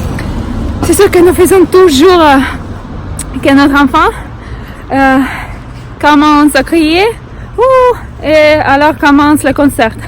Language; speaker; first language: French; non-native, learner; Russian